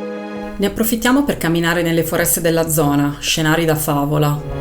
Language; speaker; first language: Italian; native; Italian